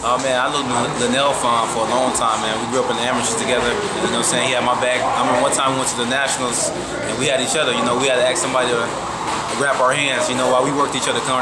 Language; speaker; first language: English; native; English